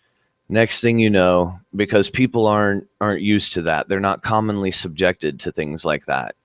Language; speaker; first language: English; native; English